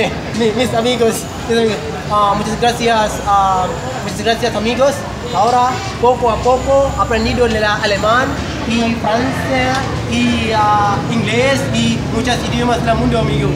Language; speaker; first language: Spanish; non-native, learner; Indonesian